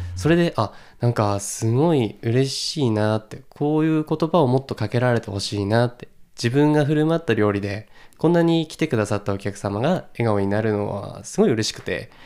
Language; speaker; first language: Japanese; native; Japanese